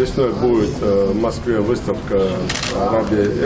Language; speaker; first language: Russian; native; Russian